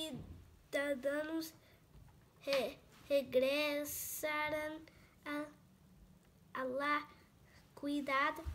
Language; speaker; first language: Spanish; non-native, learner; Portuguese